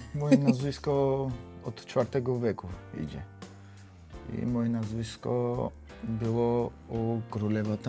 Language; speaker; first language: Polish; non-native, learner; Georgian